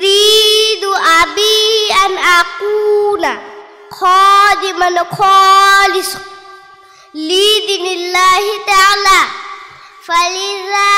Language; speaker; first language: Arabic; non-native, learner; Bangla